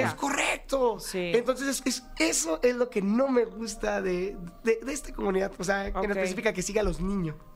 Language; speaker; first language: Spanish; native; Spanish